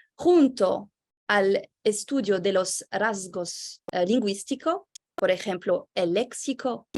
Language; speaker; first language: Spanish; non-native, fluent; French